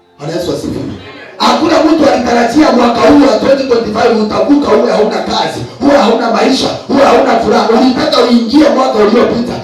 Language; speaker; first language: Swahili; non-native, local second language; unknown